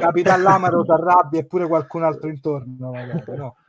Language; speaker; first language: Italian; native; Italian